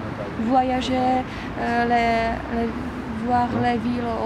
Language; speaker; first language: French; non-native, fluent; Czech